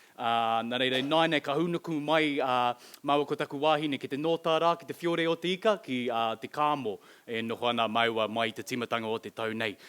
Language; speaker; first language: Māori; non-native, local second language; English